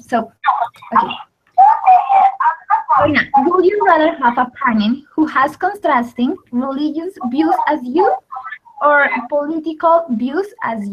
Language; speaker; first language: English; non-native, learner; Spanish